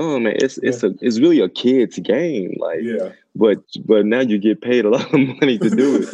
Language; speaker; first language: English; native; English